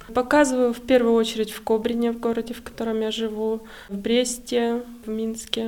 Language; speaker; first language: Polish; non-native, learner; Russian